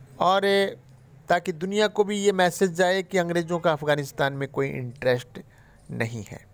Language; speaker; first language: Hindi; native; Hindi